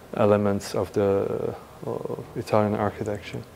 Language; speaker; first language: English; non-native, fluent; Italian